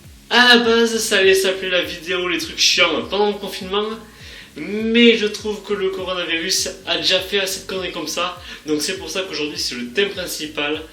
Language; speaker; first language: French; native; French